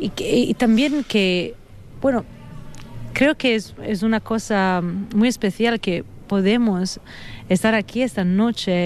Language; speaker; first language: Spanish; non-native, fluent; Italian